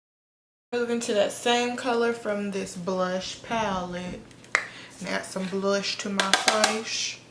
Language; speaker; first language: English; native; English